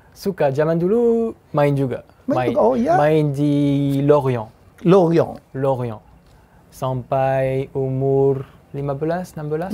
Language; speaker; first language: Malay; non-native, fluent; French